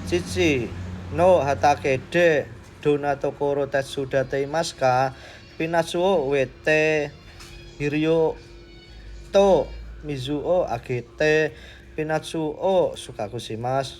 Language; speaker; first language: Japanese; non-native, learner; Indonesian